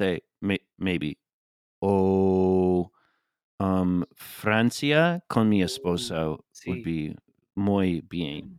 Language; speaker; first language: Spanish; non-native, learner; English